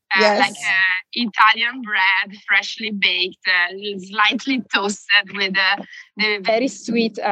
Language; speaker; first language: English; non-native, fluent; Italian